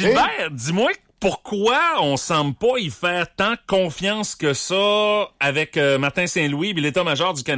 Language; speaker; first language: French; native; French